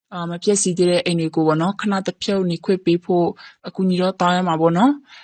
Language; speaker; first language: Burmese; native; Burmese